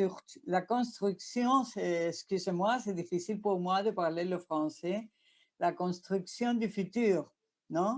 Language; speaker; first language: French; non-native, fluent; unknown